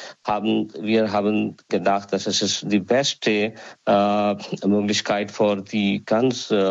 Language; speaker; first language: German; non-native, learner; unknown